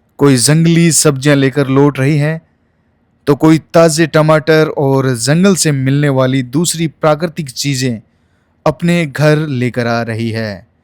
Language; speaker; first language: Hindi; native; Hindi